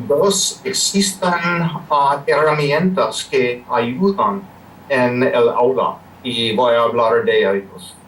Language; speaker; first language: Spanish; non-native, fluent; English